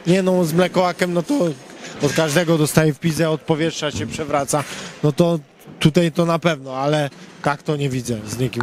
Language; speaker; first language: Polish; native; Polish